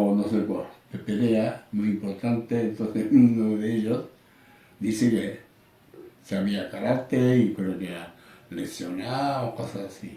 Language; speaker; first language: Spanish; non-native, learner; Japanese